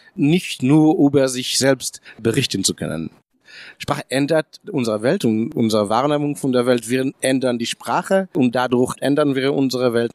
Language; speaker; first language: German; early bilingual, other home language; Hebrew